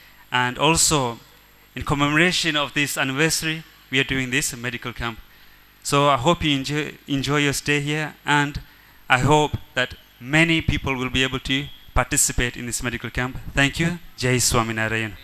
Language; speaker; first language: English; early bilingual, other home language; Gujarati